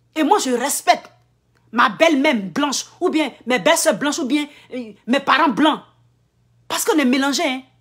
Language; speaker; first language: French; non-native, local second language; Akan